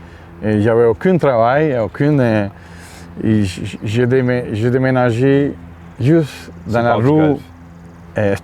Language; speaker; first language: French; non-native, fluent; Spanish